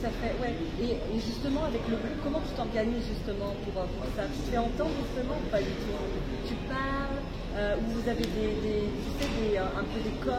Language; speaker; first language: French; native; French